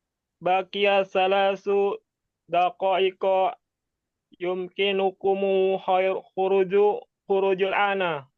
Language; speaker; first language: Arabic; non-native, learner; Indonesian